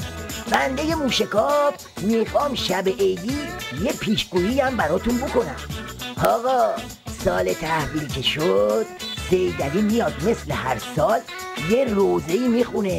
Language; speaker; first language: Persian; native; Persian